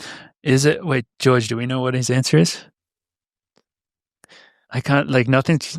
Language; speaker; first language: English; native; English